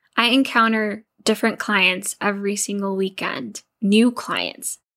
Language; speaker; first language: English; native; English